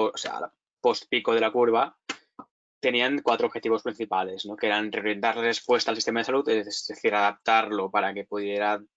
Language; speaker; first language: Spanish; native; Spanish